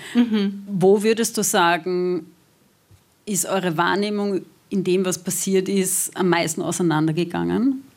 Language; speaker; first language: German; native; German